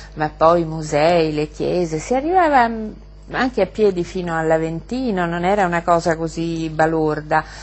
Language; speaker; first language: Italian; native; Italian